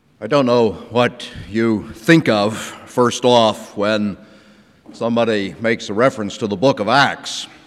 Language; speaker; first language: English; native; English